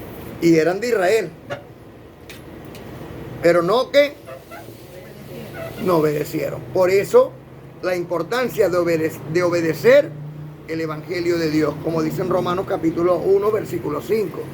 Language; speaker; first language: Spanish; native; Spanish